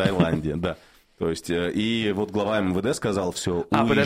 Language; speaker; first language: Russian; native; Russian